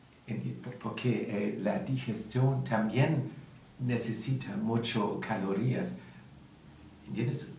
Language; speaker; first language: Spanish; non-native, learner; German